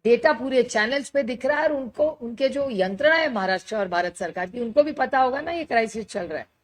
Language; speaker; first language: Hindi; non-native, local second language; Marathi